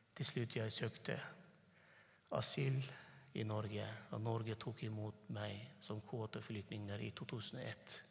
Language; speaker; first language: Norwegian; non-native, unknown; Turkmen